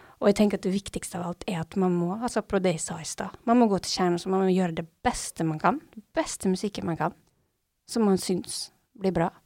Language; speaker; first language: Norwegian; native; Norwegian